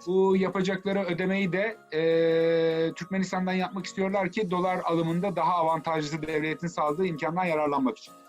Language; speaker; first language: Turkish; native; Turkish